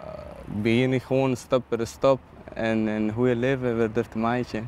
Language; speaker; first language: Dutch; non-native, learner; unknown